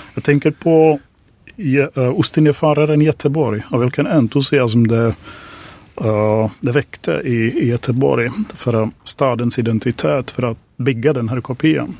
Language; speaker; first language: Swedish; non-native, fluent; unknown